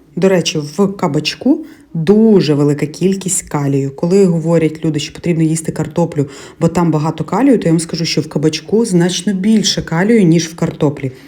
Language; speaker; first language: Ukrainian; native; Ukrainian